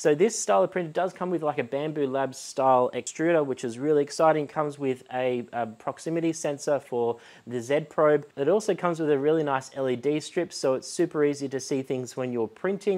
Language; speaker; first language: English; native; English